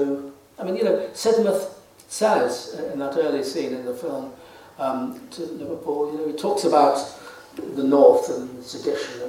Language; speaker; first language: English; native; English